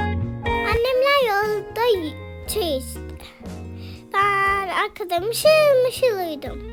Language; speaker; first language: Turkish; early bilingual, heritage; Turkish